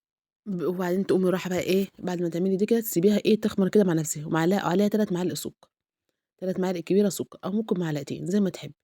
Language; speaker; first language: Arabic; native; Arabic